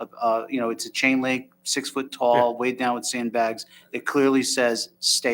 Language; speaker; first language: English; native; English